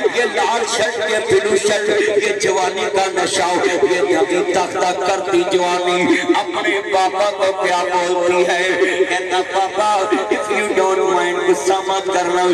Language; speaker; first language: Urdu; non-native, local second language; Punjabi